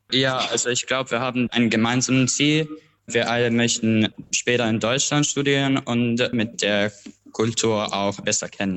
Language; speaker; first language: German; non-native, learner; Albanian